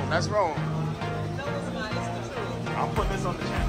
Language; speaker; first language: English; native; English